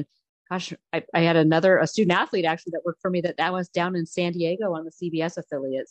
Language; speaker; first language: English; native; English